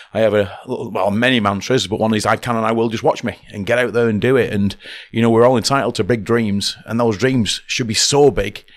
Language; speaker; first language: English; native; English